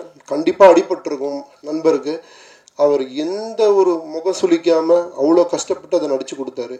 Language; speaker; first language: Tamil; native; Tamil